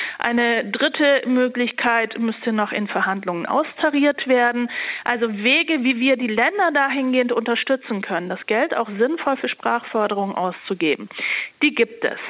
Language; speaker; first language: German; early bilingual, other home language; Turkish